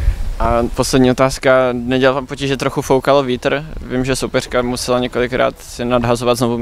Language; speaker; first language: Czech; native; Czech